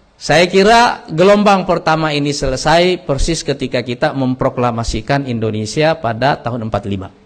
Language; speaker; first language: Indonesian; non-native, local second language; Buginese